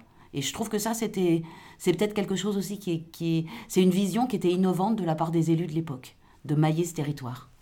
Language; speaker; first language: French; native; French